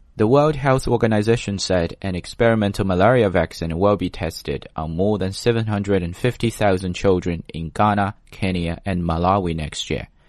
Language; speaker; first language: English; non-native, fluent; Chinese